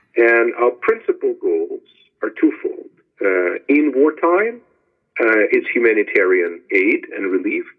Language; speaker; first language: English; non-native, fluent; Ukrainian